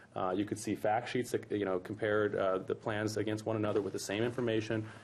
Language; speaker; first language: English; native; English